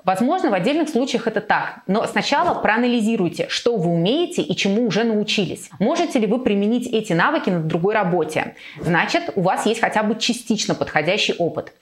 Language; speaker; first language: Russian; native; Russian